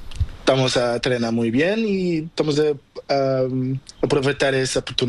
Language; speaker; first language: Spanish; non-native, learner; Portuguese